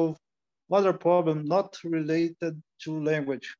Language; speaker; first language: English; non-native, learner; Portuguese